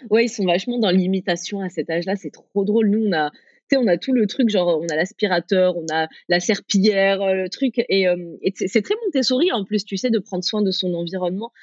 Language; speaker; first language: French; early bilingual, other home language; Arabic